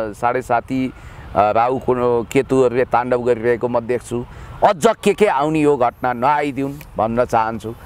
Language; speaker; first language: Nepali; native; Nepali